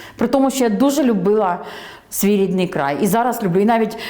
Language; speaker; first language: Ukrainian; native; Ukrainian